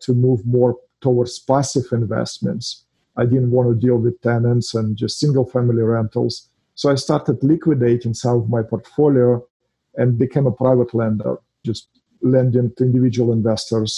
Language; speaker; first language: English; non-native, fluent; Russian